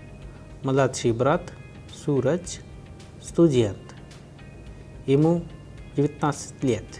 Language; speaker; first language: Russian; non-native, fluent; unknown